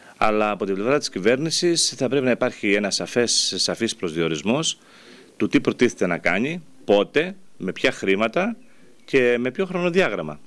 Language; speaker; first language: Greek; native; Greek